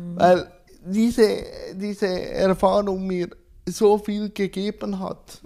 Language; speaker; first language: German; native; German